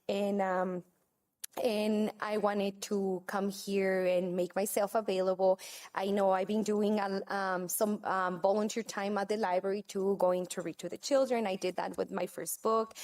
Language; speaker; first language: English; non-native, fluent; Spanish